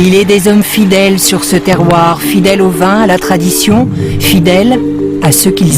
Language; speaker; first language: French; native; French